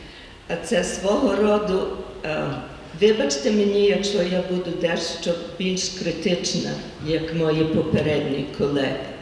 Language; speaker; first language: Ukrainian; early bilingual, heritage; Ukrainian